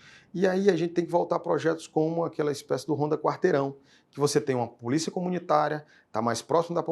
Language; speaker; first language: Portuguese; native; Portuguese